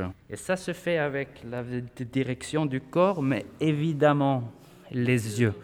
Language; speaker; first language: French; non-native, fluent; Swedish